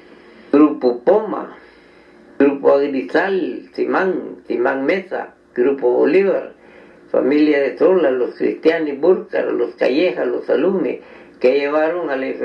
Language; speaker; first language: Spanish; native; Spanish